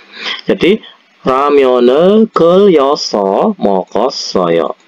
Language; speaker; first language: Korean; non-native, fluent; Indonesian